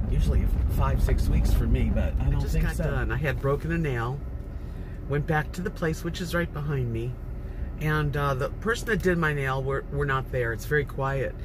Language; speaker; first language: English; native; English